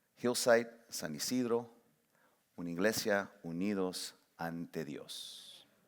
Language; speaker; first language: Spanish; early bilingual, heritage; Spanish